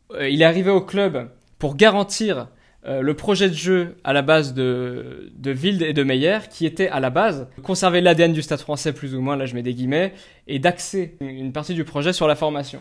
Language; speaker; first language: French; native; French